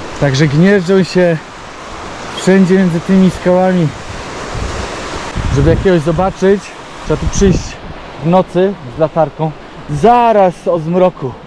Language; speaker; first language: Polish; native; Polish